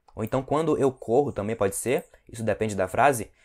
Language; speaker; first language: Portuguese; native; Portuguese